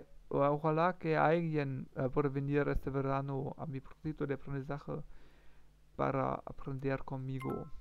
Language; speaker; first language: Spanish; non-native, learner; German